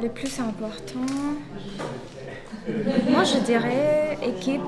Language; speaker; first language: French; non-native, learner; Portuguese